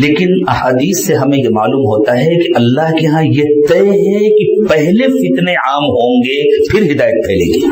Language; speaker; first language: Urdu; native; Urdu